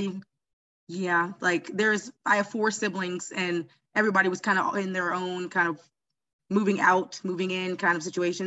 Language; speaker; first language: English; native; English